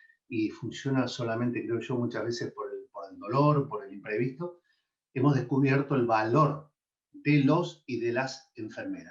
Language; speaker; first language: Spanish; native; Spanish